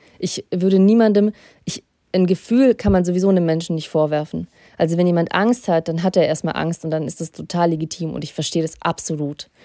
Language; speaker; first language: German; early bilingual, other home language; Russian